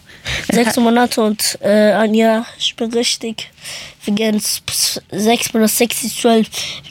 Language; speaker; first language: German; early bilingual, other home language; Persian